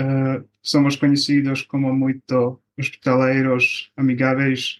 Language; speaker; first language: Portuguese; non-native, fluent; Bosnian